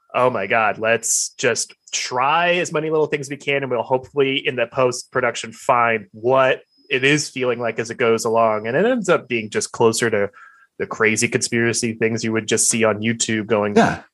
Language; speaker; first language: English; native; English